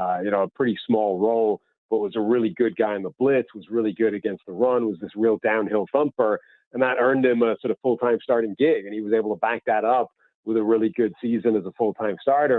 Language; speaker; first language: English; native; English